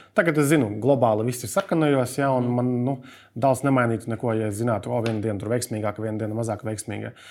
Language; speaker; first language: Latvian; native; Latvian